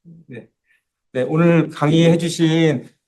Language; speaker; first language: Korean; native; Korean